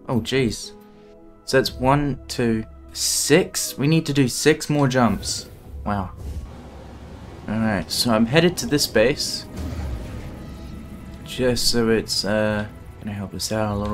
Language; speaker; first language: English; native; English